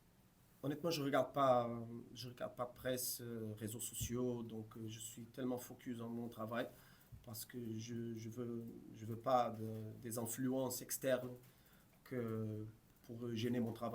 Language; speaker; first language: French; non-native, fluent; Portuguese